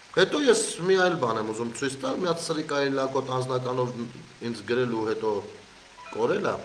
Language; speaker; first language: Armenian; native; Armenian